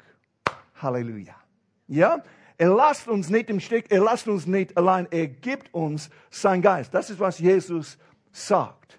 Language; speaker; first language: German; non-native, fluent; English